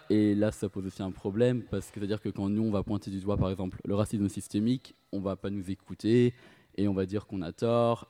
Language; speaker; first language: French; native; French